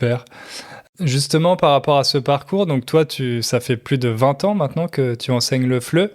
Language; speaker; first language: French; native; French